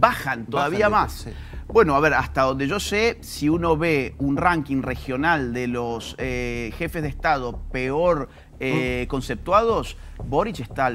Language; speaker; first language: Spanish; native; Spanish